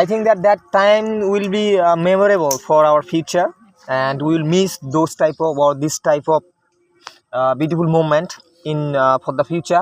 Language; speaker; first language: English; non-native, learner; Bangla